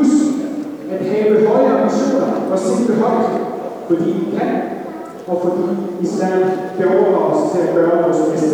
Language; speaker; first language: Danish; non-native, fluent; Arabic